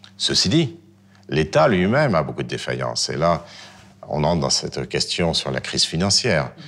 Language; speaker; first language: French; native; French